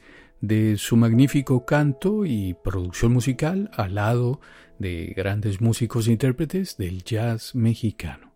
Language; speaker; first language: Spanish; native; Spanish